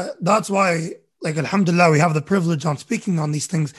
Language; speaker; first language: English; early bilingual, other home language; Arabic